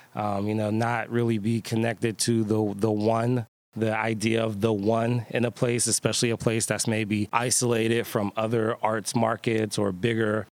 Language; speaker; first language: English; native; English